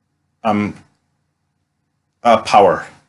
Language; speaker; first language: English; native; English